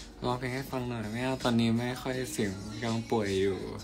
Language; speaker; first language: Thai; native; Thai